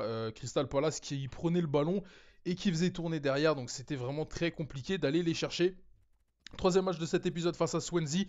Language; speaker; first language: French; native; French